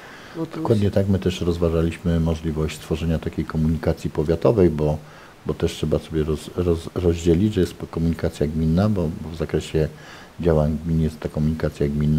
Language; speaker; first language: Polish; native; Polish